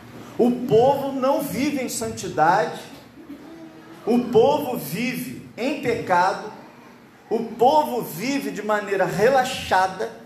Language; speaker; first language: Portuguese; native; Portuguese